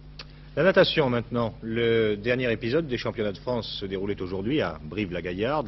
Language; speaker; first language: French; native; French